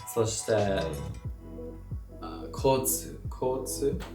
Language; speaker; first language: Japanese; non-native, learner; English